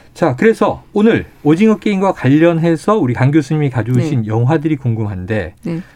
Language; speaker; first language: Korean; native; Korean